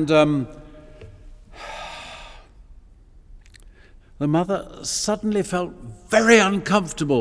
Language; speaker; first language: English; native; English